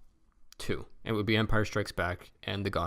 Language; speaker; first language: English; native; English